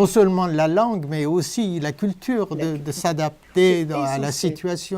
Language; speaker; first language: French; non-native, fluent; Persian